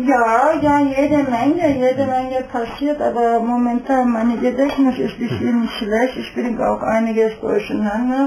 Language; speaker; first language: German; non-native, fluent; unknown